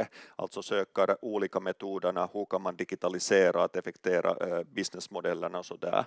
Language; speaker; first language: Swedish; non-native, local second language; Finnish